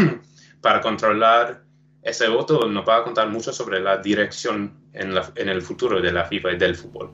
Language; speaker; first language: Spanish; non-native, fluent; English